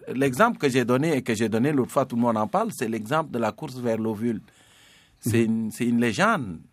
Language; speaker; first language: French; non-native, local second language; Serer